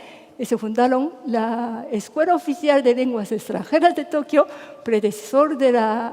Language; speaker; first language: Spanish; non-native, fluent; Japanese